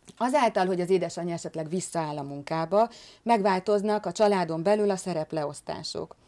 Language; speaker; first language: Hungarian; native; Hungarian